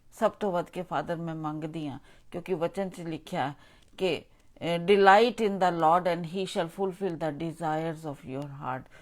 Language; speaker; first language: Hindi; non-native, local second language; Punjabi